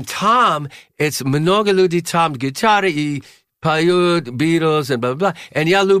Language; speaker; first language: Russian; non-native, learner; English